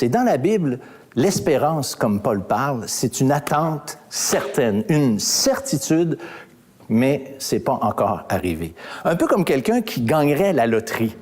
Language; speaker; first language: French; native; French